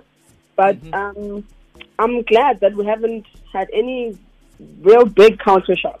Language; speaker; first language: English; non-native, local second language; Zulu